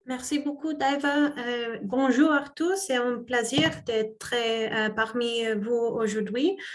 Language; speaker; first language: French; non-native, fluent; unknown